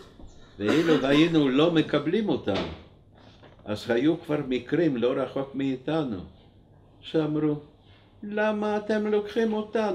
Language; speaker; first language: Hebrew; non-native, fluent; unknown